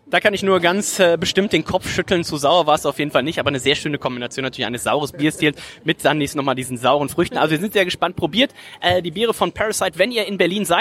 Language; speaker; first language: German; native; German